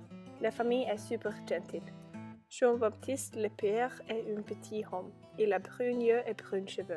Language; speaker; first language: French; non-native, learner; Norwegian